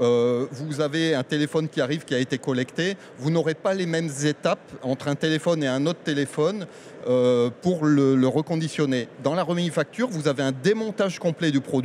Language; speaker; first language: French; native; French